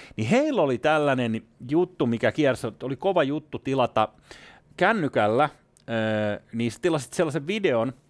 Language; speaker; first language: Finnish; native; Finnish